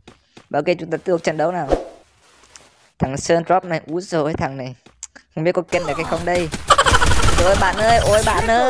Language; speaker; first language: Vietnamese; native; Vietnamese